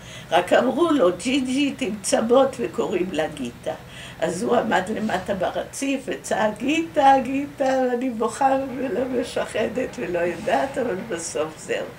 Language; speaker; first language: Hebrew; early bilingual, other home language; Dutch